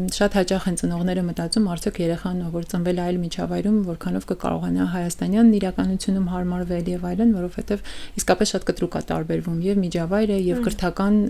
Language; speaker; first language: Armenian; early bilingual, heritage; Armenian